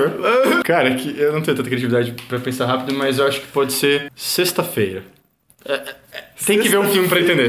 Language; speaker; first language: Portuguese; native; Portuguese